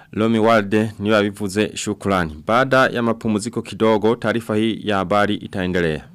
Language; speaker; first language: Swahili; non-native, local second language; Rundi